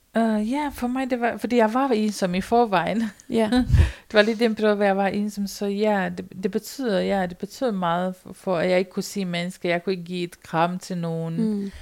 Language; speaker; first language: Danish; non-native, fluent; Romanian